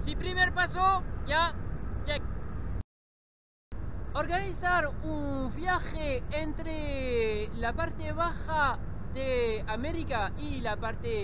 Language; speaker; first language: Spanish; non-native, learner; French